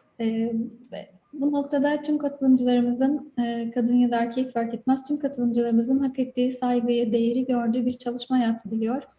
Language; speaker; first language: Turkish; native; Turkish